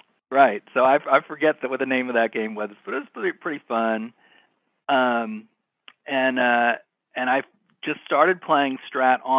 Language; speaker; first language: English; native; English